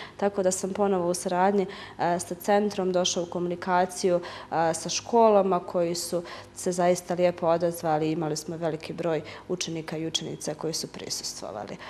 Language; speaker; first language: Serbian; native; Serbian